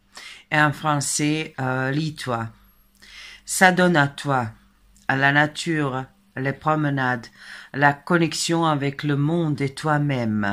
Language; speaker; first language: French; non-native, fluent; Serbian